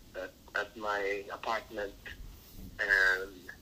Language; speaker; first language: English; non-native, local second language; Filipino